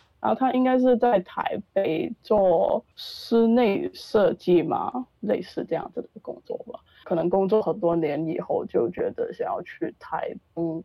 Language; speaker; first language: Chinese; non-native, local second language; Cantonese